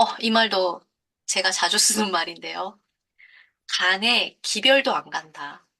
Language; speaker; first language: Korean; native; Korean